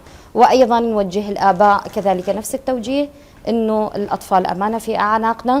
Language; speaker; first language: Arabic; native; Arabic